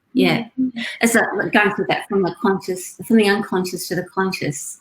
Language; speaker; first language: English; native; English